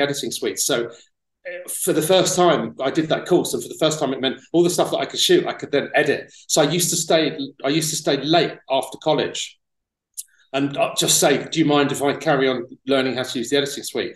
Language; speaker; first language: English; native; English